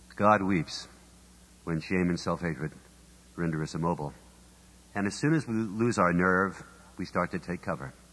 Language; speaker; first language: English; native; English